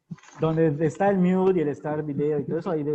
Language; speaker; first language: Spanish; native; Spanish